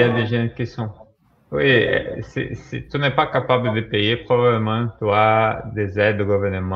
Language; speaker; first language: French; non-native, fluent; Portuguese